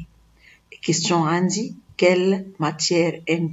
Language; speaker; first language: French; non-native, fluent; Arabic